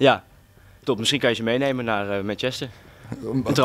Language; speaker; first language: Dutch; native; Dutch